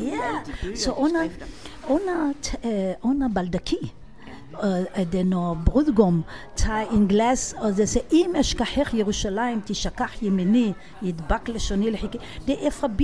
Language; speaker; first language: Danish; non-native, fluent; Hebrew